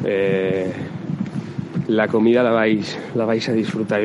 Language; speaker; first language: Spanish; native; Spanish